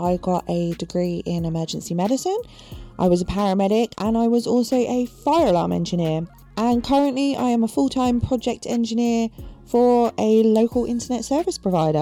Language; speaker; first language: English; native; English